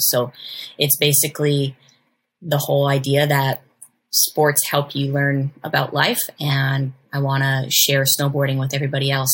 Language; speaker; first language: English; native; English